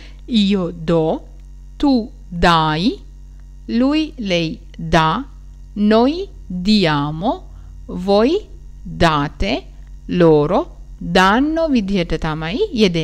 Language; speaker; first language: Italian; non-native, fluent; Sinhala